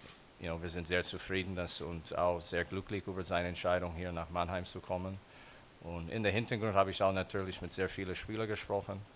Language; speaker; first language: German; non-native, fluent; English